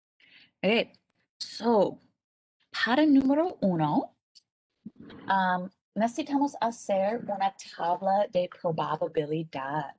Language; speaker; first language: Spanish; non-native, learner; English